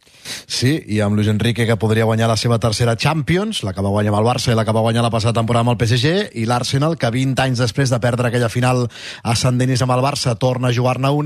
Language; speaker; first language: Catalan; native; Catalan